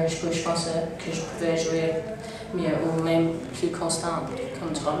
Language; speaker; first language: French; non-native, local second language; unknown